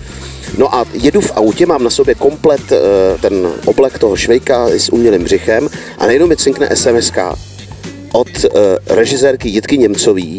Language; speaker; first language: Czech; native; Czech